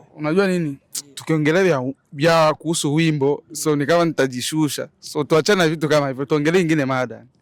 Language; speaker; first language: Swahili; native; Swahili